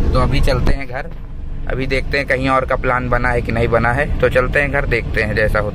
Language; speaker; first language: Hindi; native; Hindi